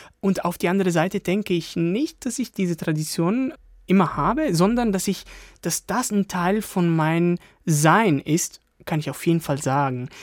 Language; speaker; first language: German; non-native, fluent; Italian